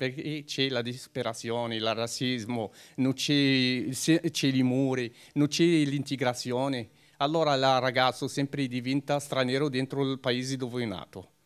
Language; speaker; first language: Italian; non-native, learner; Arabic